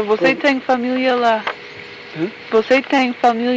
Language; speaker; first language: Portuguese; non-native, fluent; English